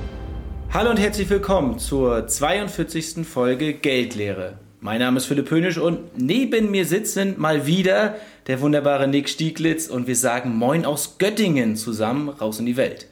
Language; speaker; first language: German; native; German